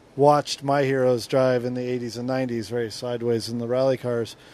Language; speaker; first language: English; native; English